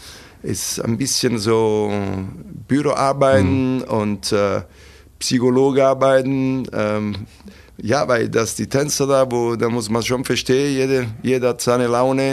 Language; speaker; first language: German; non-native, fluent; Italian